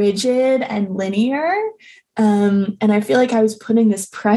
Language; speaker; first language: English; native; English